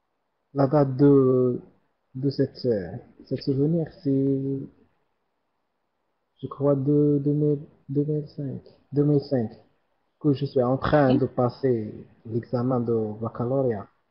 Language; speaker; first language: French; non-native, learner; Arabic